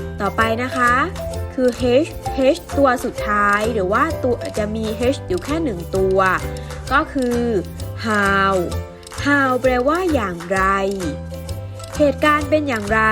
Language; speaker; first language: Thai; native; Thai